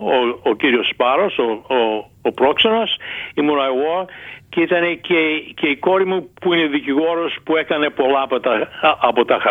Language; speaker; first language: Greek; early bilingual, heritage; Greek